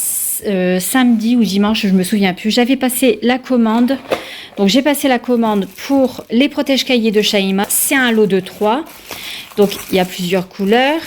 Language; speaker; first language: French; native; French